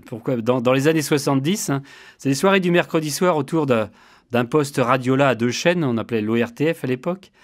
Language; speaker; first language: French; native; French